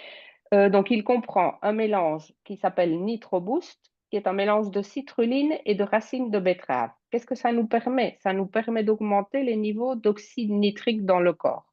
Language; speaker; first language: French; native; French